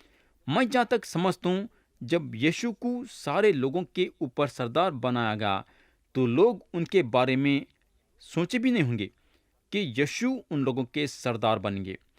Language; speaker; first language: Urdu; native; Urdu